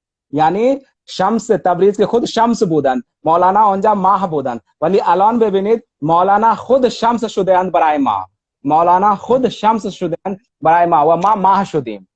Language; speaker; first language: Persian; non-native, learner; Hindi